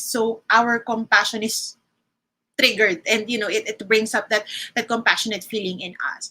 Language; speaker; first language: English; non-native, local second language; Filipino